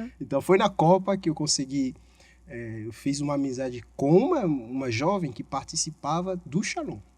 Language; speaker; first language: Portuguese; non-native, fluent; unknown